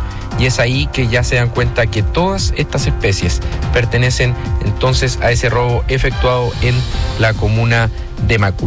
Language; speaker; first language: Spanish; native; Spanish